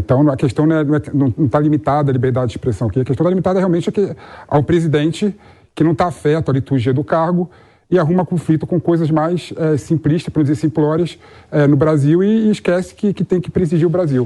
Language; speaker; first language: Portuguese; native; Portuguese